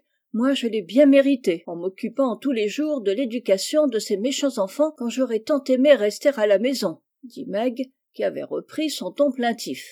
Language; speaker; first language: French; native; French